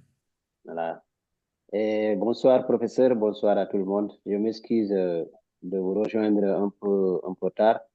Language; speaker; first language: French; non-native, local second language; Fula